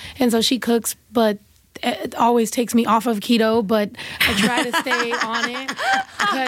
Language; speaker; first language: English; early bilingual, other home language; Spanish